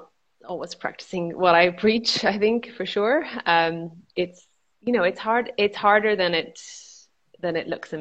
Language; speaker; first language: English; native; English